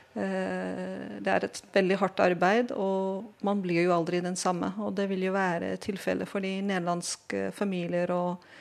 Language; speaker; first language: Norwegian; non-native, fluent; Dutch